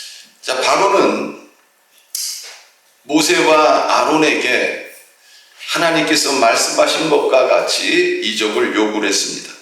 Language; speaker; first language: Korean; native; Korean